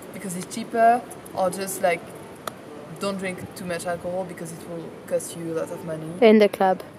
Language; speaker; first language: English; non-native, fluent; French